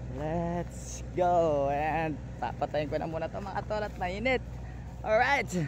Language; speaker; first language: Filipino; non-native, local second language; Pampanga